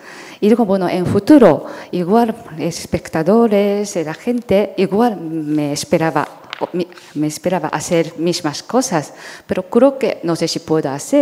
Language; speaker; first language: Spanish; non-native, fluent; Japanese